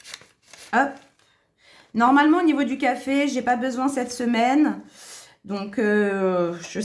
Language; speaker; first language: French; native; French